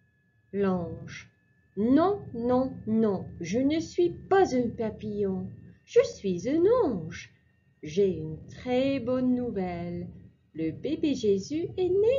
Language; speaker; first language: French; non-native, fluent; English